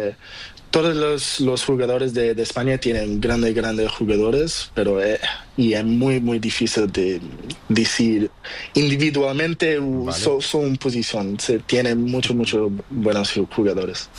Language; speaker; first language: Spanish; non-native, learner; Portuguese